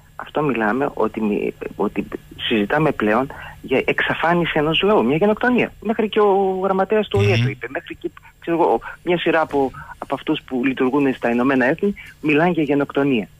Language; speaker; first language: Greek; native; Greek